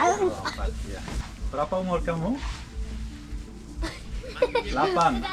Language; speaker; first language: Indonesian; non-native, learner; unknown